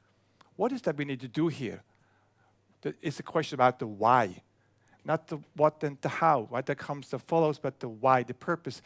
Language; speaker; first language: English; non-native, fluent; German